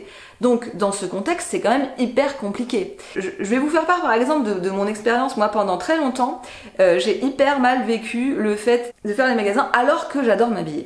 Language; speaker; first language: French; native; French